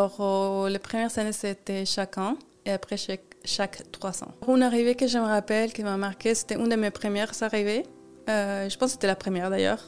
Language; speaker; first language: French; non-native, fluent; Spanish